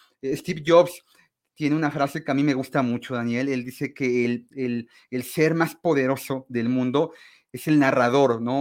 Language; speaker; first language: Spanish; native; Spanish